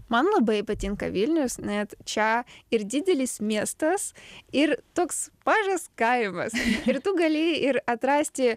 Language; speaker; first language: Lithuanian; non-native, learner; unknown